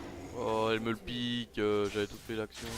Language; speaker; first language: French; native; French